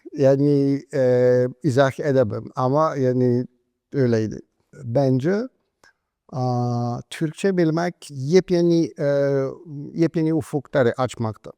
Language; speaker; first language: Turkish; non-native, fluent; Polish